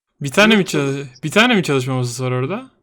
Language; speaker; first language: Turkish; native; Turkish